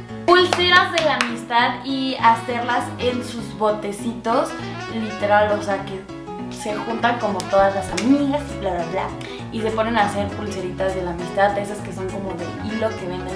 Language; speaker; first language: Spanish; native; Spanish